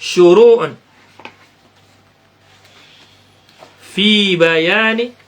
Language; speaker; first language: Arabic; non-native, fluent; Malay